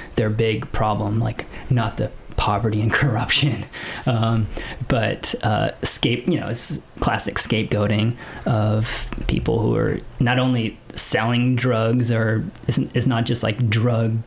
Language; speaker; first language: English; early bilingual, other home language; Filipino